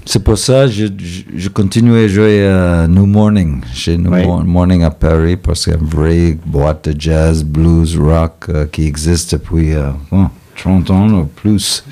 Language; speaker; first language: French; non-native, fluent; English